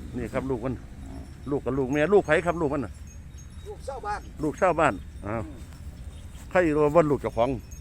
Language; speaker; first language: Thai; native; Thai